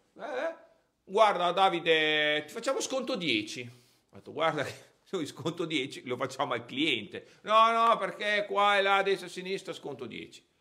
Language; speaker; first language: Italian; native; Italian